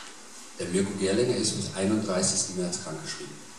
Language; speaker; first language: German; native; German